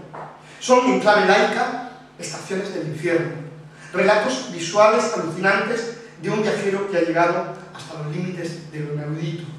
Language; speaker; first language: Spanish; native; Spanish